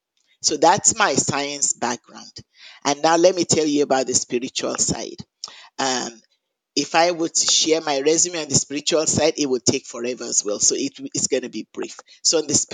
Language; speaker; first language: English; non-native, local second language; Yoruba